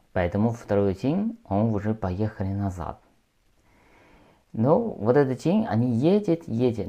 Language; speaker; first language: Russian; non-native, learner; Chinese